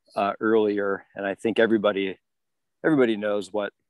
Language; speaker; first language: English; native; English